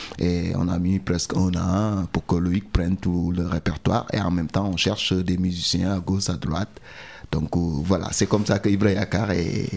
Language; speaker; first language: French; non-native, local second language; Wolof